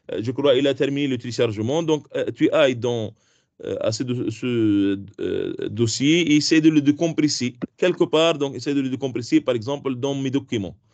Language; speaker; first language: French; non-native, local second language; Arabic